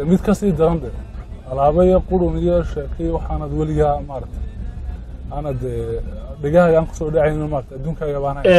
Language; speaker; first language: Somali; early bilingual, other home language; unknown